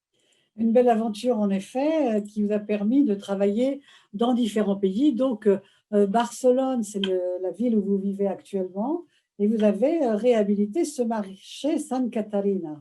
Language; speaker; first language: French; native; French